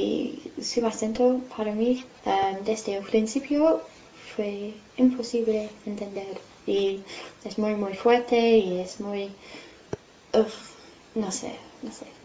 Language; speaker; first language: Spanish; non-native, fluent; English